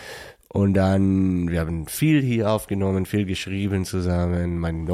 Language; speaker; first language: German; non-native, learner; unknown